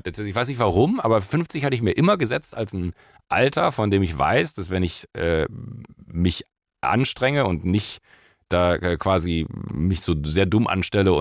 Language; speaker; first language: German; native; German